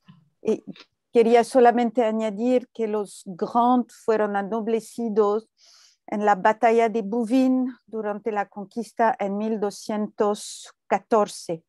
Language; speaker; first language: Spanish; non-native, fluent; French